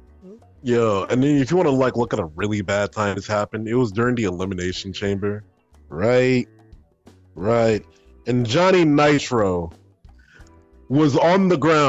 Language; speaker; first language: English; native; English